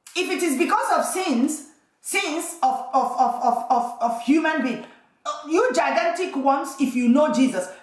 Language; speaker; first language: English; non-native, local second language; Igbo